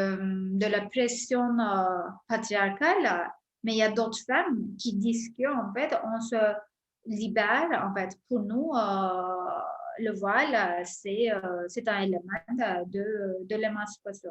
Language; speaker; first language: French; non-native, fluent; Turkish